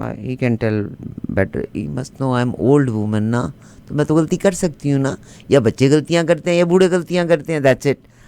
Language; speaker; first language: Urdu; non-native, local second language; Punjabi